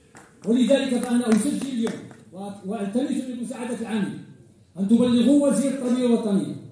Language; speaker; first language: Arabic; native; Arabic